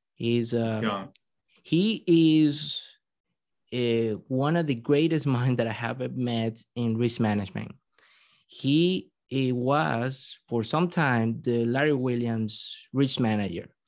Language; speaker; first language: English; non-native, fluent; Spanish